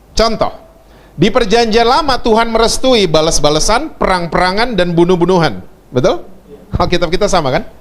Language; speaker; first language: Indonesian; native; Indonesian